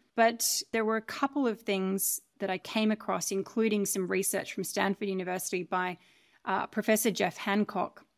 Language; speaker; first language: English; native; English